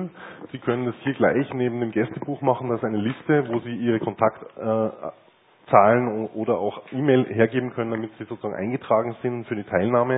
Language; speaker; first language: German; native; German